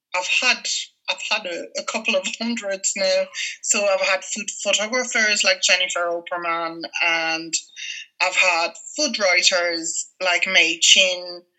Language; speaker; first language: English; non-native, fluent; French